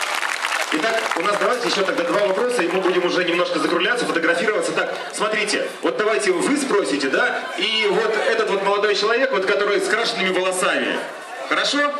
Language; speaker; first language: Russian; native; Russian